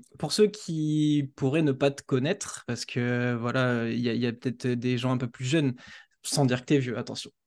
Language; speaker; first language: French; native; French